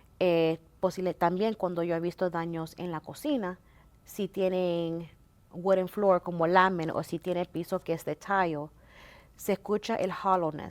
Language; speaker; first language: Spanish; early bilingual, heritage; Spanish